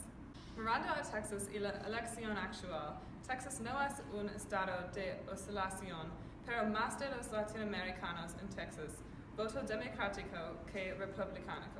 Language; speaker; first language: Spanish; non-native, learner; English